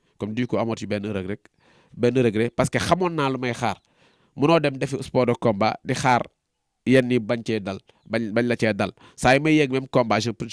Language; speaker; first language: Wolof; non-native, local second language; Jola-Fonyi